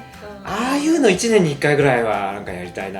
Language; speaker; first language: Japanese; native; Japanese